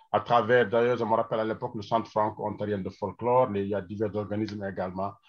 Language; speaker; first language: French; non-native, local second language; Wolof